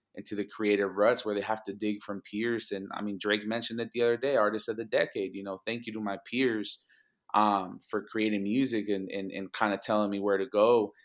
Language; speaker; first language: English; early bilingual, other home language; Spanish